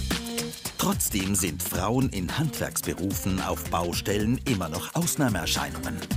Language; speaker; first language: German; native; German